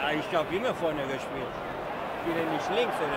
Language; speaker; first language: German; native; German